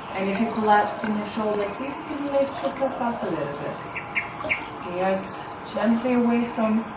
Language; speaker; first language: English; non-native, fluent; Swedish